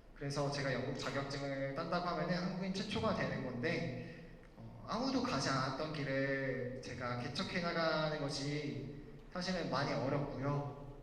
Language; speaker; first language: Korean; native; Korean